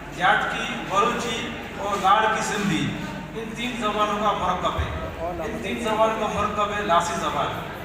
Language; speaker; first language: Urdu; non-native, local second language; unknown